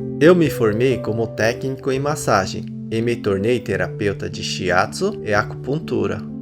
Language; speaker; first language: Portuguese; early bilingual, other home language; Japanese